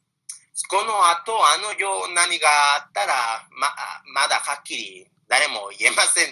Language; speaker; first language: Japanese; non-native, fluent; Spanish